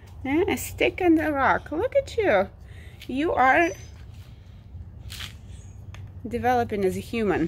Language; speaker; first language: English; non-native, fluent; Russian